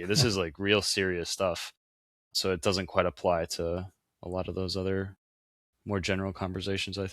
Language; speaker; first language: English; native; English